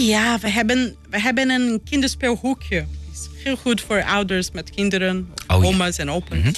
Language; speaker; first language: Dutch; non-native, learner; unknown